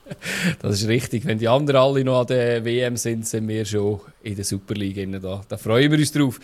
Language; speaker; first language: German; native; German